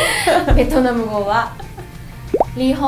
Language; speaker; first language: Japanese; non-native, learner; Vietnamese